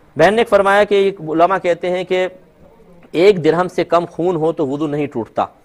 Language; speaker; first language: Urdu; native; Urdu